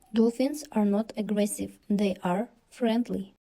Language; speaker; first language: English; non-native, fluent; Kazakh